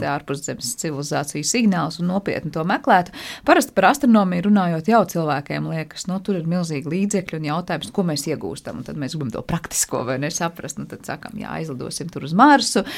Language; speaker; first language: Latvian; native; Latvian